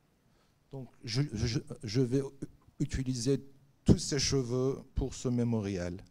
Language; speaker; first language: French; non-native, fluent; Persian